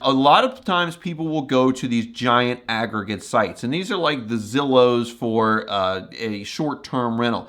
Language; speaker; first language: English; native; English